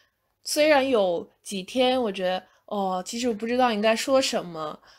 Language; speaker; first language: Chinese; non-native, fluent; English